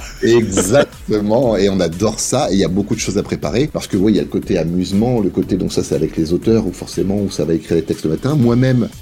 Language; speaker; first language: French; native; French